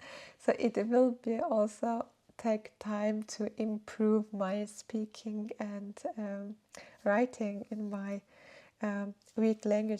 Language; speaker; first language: English; non-native, fluent; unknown